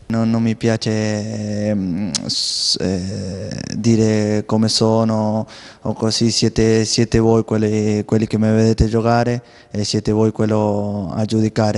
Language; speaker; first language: Italian; non-native, learner; Spanish